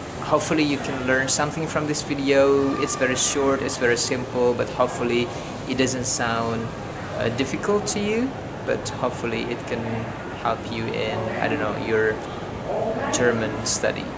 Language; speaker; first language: English; non-native, fluent; Indonesian